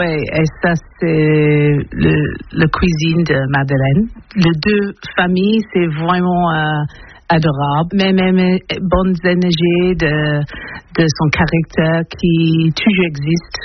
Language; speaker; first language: French; non-native, learner; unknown